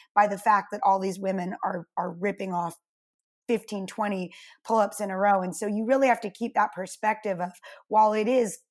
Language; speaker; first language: English; native; English